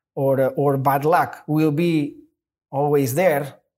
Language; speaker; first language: English; non-native, fluent; Spanish